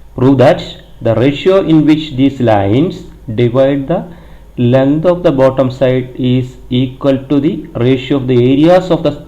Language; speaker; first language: English; non-native, local second language; Malayalam